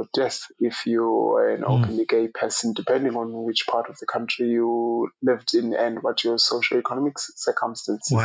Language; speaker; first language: English; non-native, local second language; Xhosa